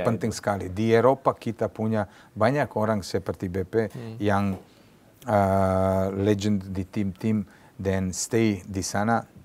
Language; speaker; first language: Indonesian; non-native, fluent; Serbian